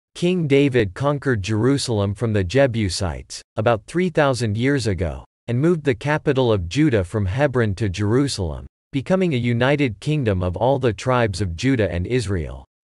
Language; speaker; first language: English; non-native, fluent; Hebrew